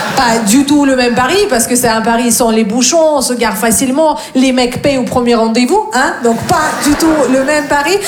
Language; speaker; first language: French; non-native, fluent; Russian